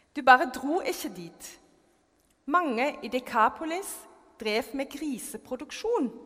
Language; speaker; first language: Norwegian; non-native, fluent; German